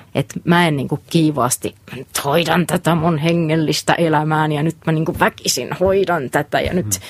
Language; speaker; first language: Finnish; native; Finnish